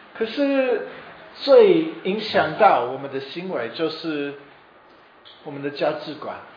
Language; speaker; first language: Chinese; non-native, fluent; English